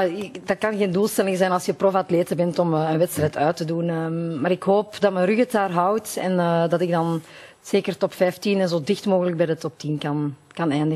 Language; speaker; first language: Dutch; native; Dutch